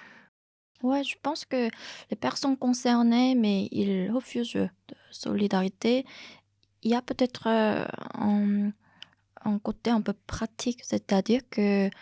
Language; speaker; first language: French; non-native, fluent; Korean